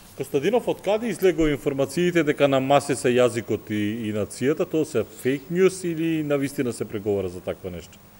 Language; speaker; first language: Macedonian; native; Macedonian